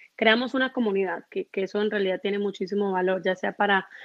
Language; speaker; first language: Spanish; early bilingual, heritage; Spanish